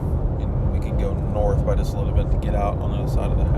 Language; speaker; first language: English; native; English